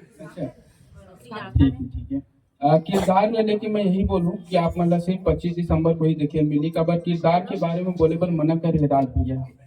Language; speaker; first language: Hindi; native; Hindi